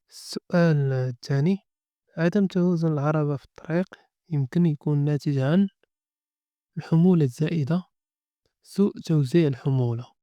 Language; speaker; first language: Arabic; native; Arabic